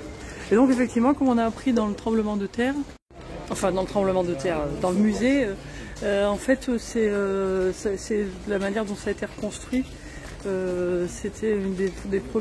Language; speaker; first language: French; native; French